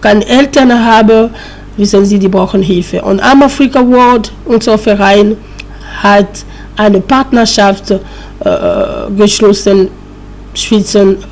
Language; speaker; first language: German; non-native, learner; French